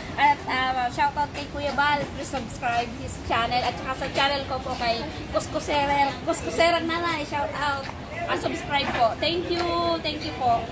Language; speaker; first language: Filipino; native; Filipino